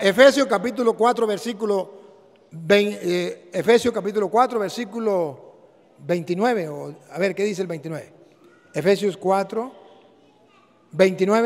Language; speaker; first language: Spanish; native; Spanish